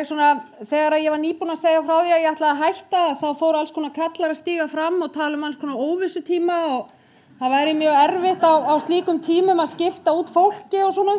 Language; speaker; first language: Icelandic; native; Icelandic